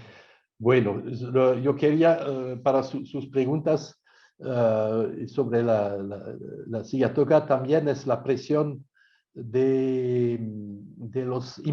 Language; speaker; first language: Spanish; non-native, fluent; French